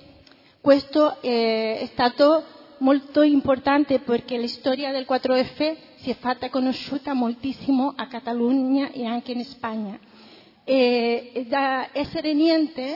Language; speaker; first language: Italian; non-native, fluent; Spanish